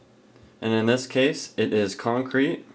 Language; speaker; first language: English; native; English